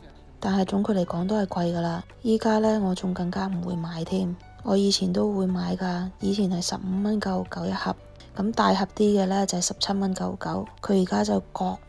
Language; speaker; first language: Cantonese; native; Cantonese